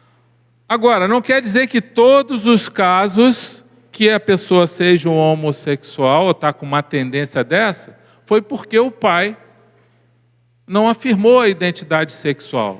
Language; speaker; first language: Portuguese; native; Portuguese